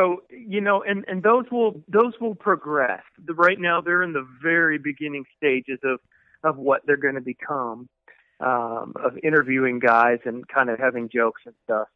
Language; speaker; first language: English; native; English